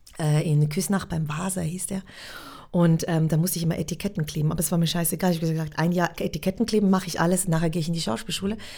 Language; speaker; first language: German; native; German